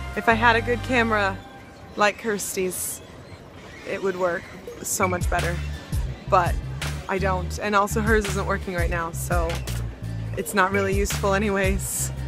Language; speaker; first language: English; native; English